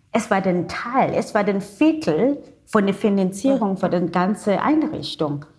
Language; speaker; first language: German; non-native, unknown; Xhosa